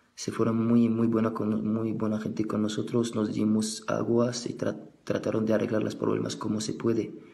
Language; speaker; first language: Spanish; non-native, fluent; French